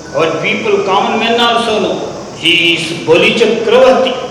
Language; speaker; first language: English; non-native, local second language; Kannada